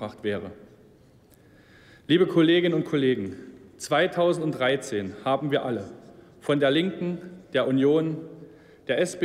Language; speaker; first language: German; native; German